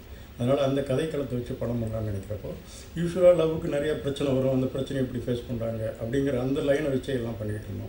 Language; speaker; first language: Tamil; native; Tamil